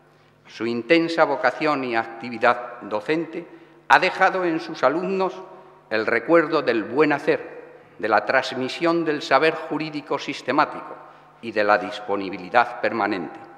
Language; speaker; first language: Spanish; native; Spanish